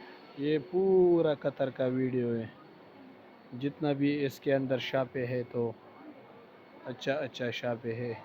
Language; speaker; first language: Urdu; non-native, local second language; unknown